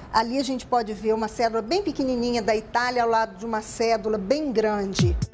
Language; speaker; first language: Portuguese; native; Portuguese